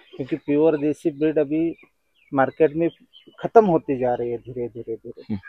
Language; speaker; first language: Hindi; non-native, local second language; Marathi